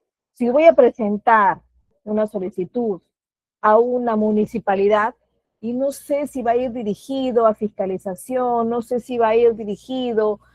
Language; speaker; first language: Spanish; native; Spanish